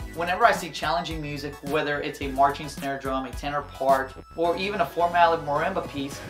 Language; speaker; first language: English; native; English